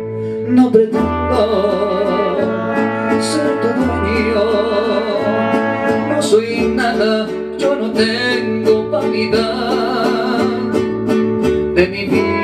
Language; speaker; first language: Spanish; native; Spanish